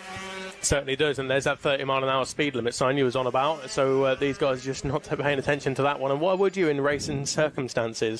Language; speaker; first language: English; native; English